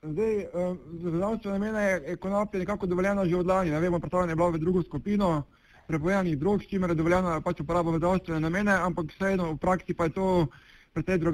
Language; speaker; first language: Slovenian; native; Slovenian